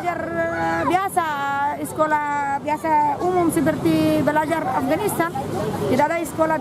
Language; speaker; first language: Indonesian; non-native, learner; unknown